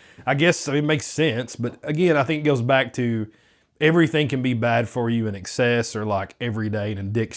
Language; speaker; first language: English; native; English